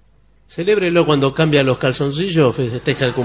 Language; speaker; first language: Spanish; native; Spanish